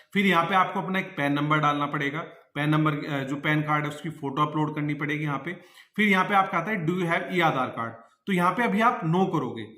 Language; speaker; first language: Hindi; native; Hindi